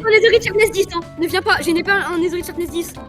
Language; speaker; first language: French; native; French